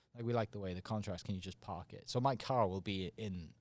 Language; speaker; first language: English; native; English